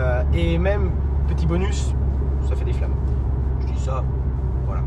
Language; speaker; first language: French; native; French